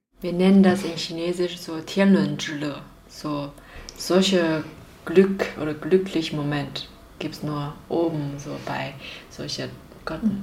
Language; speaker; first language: German; non-native, fluent; Chinese